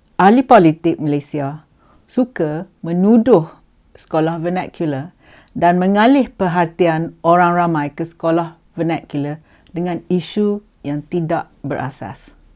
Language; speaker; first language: Malay; native; Malay